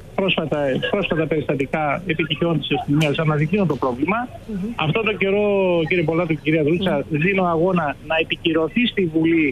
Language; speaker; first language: Greek; native; Greek